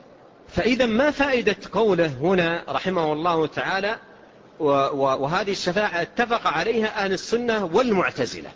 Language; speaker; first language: Arabic; native; Arabic